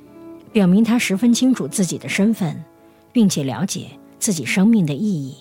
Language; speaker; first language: Chinese; native; Chinese